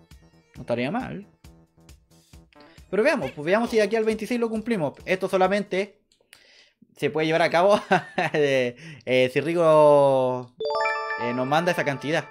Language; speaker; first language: Spanish; native; Spanish